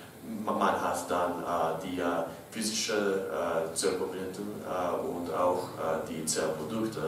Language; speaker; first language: German; non-native, learner; English